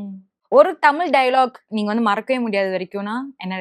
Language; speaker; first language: Tamil; native; Tamil